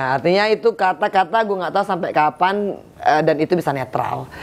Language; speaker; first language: Indonesian; native; Indonesian